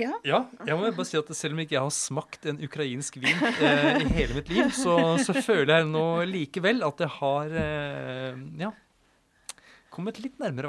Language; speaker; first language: Norwegian; native; Norwegian